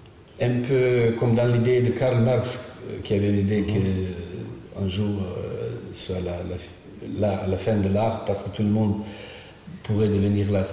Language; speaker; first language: French; non-native, fluent; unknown